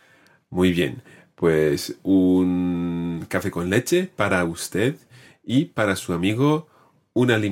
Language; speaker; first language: Spanish; non-native, fluent; English